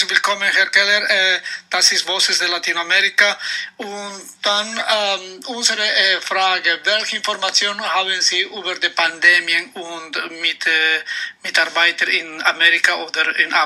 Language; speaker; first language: German; non-native, learner; Spanish